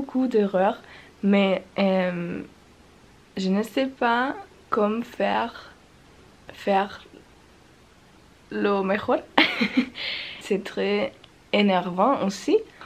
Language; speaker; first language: French; non-native, learner; German